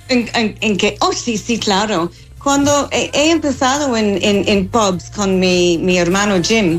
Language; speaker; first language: Spanish; non-native, fluent; English